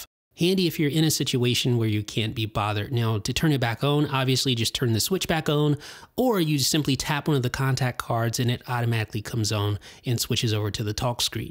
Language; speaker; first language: English; native; English